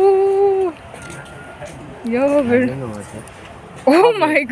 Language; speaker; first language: English; non-native, local second language; Cebuano